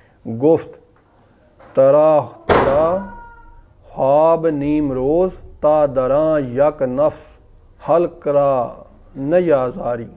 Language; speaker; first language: Persian; non-native, fluent; Urdu